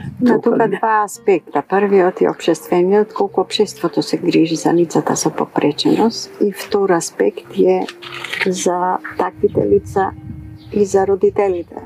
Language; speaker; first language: Macedonian; early bilingual, heritage; Macedonian